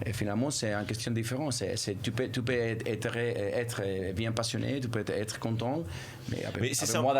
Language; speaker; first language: French; non-native, fluent; Spanish